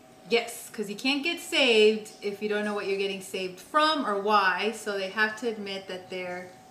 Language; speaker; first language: English; native; English